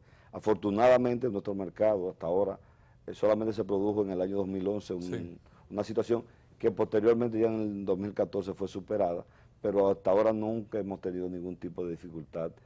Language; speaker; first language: Spanish; native; Spanish